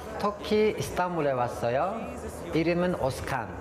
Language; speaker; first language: Korean; non-native, learner; Turkish